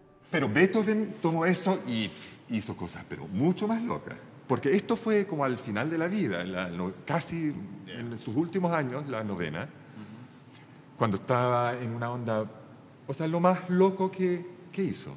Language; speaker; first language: Spanish; non-native, fluent; English